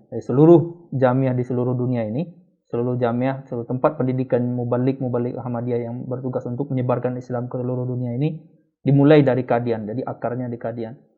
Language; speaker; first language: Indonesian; native; Indonesian